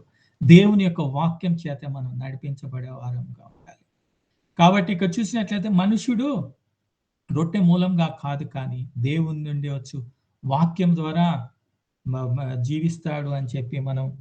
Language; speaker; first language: Telugu; native; Telugu